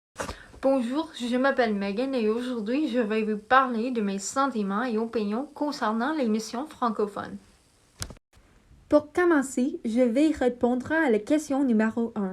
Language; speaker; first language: French; non-native, learner; English